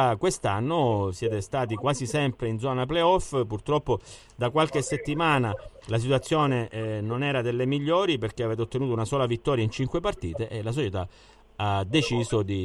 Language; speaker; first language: Italian; native; Italian